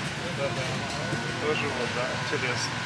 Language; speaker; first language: Russian; native; Russian